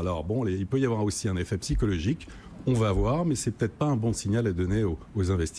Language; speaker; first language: French; native; French